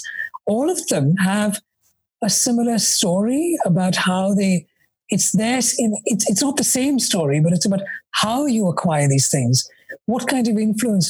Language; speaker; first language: English; non-native, local second language; Malayalam